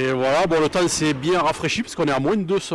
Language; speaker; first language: French; native; French